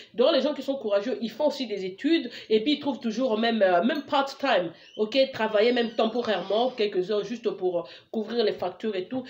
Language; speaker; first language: French; non-native, local second language; Lingala